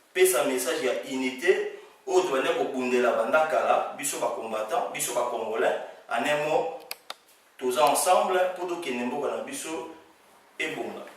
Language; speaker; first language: Lingala; non-native, local second language; Kongo